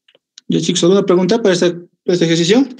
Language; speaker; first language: Spanish; native; Spanish